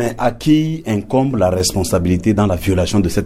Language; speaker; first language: French; non-native, local second language; Sango